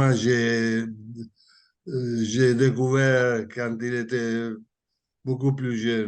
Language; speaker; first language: French; non-native, learner; Italian